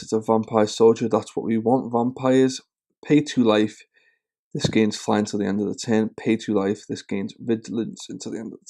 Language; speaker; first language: English; native; English